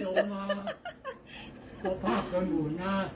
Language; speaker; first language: Cantonese; non-native, fluent; Indonesian